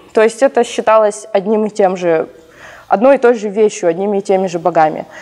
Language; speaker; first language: Russian; native; Russian